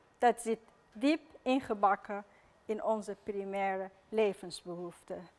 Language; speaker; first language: Dutch; non-native, fluent; Persian